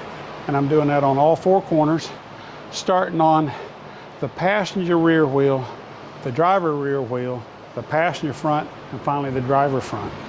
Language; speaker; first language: English; native; English